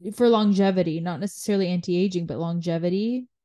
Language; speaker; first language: English; native; English